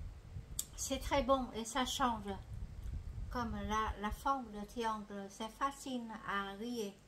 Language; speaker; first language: French; non-native, fluent; Vietnamese